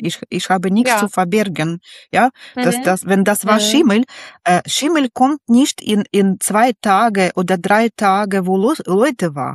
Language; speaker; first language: German; non-native, learner; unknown